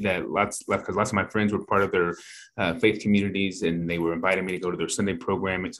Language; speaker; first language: English; native; English